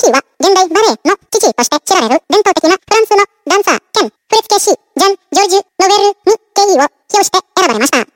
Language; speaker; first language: Japanese; non-native, fluent; Indonesian